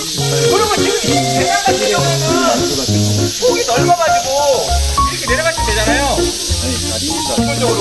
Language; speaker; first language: Korean; native; Korean